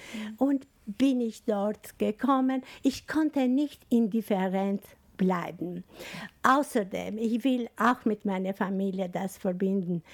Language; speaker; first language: German; non-native, learner; Albanian